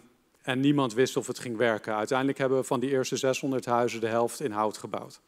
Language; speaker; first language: Dutch; native; Dutch